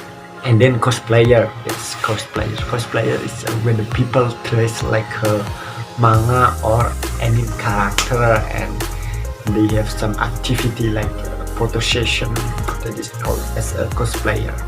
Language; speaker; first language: English; non-native, learner; Indonesian